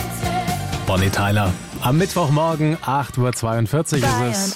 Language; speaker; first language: German; native; German